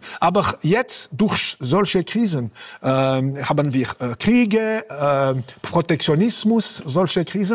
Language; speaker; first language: German; non-native, local second language; French